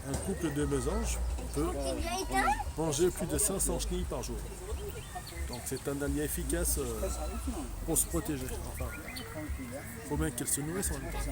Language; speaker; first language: French; native; French